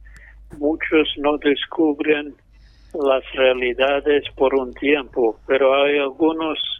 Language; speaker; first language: Spanish; non-native, fluent; English